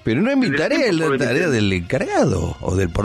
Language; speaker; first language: Spanish; native; Spanish